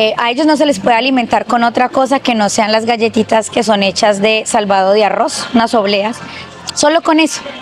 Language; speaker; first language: Spanish; native; Spanish